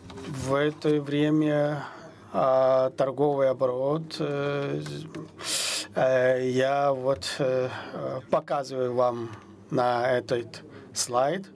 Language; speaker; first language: Russian; non-native, fluent; Chinese